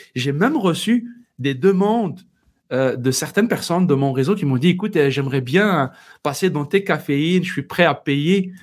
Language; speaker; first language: French; non-native, local second language; Berber languages